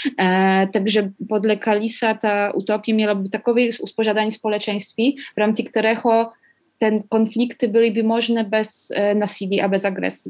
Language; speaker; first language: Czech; non-native, learner; Polish